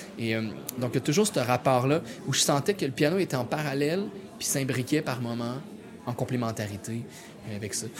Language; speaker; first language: French; native; French